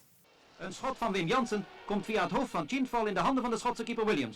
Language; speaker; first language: Dutch; native; Dutch